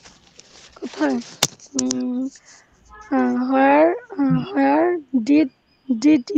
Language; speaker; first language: English; non-native, learner; Bangla